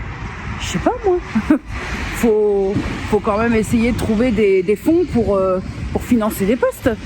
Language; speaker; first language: French; native; French